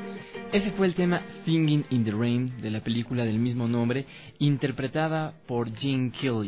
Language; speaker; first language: Spanish; native; Spanish